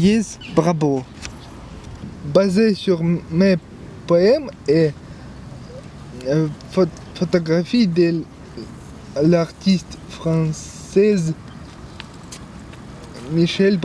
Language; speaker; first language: French; non-native, fluent; Russian